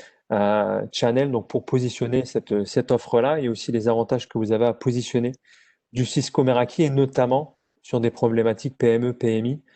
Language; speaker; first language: French; native; French